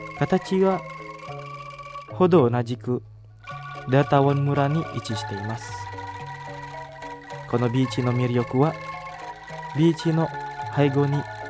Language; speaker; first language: Japanese; non-native, fluent; Indonesian